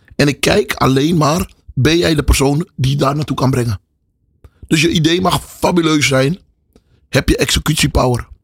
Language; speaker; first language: Dutch; native; Dutch